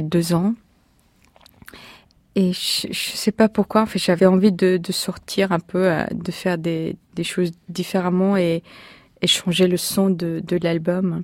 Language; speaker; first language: French; non-native, fluent; Korean